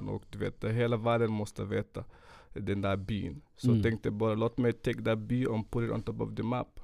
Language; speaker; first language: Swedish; non-native, fluent; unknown